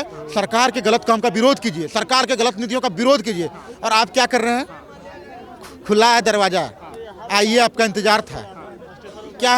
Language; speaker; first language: Hindi; native; Hindi